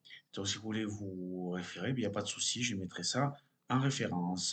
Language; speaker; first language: French; native; French